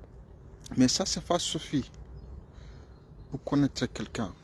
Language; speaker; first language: French; non-native, fluent; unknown